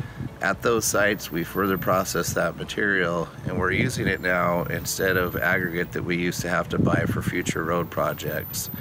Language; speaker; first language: English; native; English